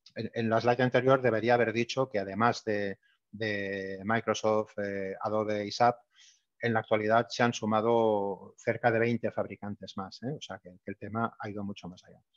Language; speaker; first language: Spanish; native; Spanish